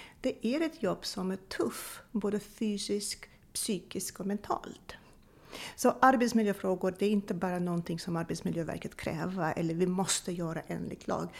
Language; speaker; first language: Swedish; non-native, fluent; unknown